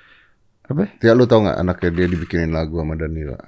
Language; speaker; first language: Indonesian; native; Indonesian